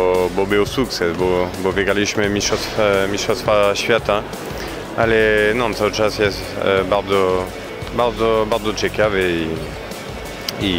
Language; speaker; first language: Polish; non-native, learner; French